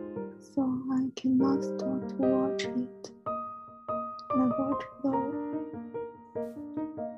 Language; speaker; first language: English; non-native, learner; Chinese